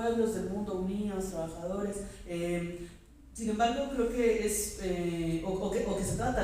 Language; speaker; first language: Spanish; native; Spanish